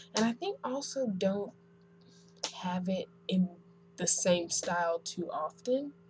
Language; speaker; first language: English; native; English